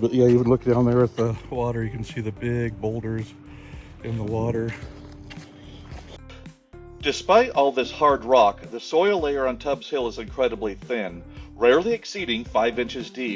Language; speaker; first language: English; native; English